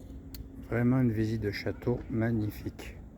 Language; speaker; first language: French; native; French